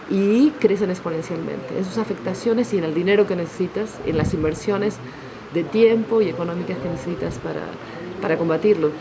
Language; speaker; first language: Spanish; native; Spanish